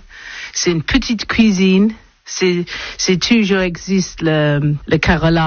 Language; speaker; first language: French; non-native, learner; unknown